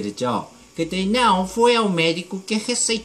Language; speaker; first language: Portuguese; non-native, fluent; Korean